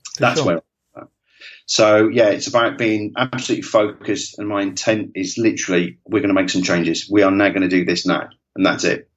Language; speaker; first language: English; native; English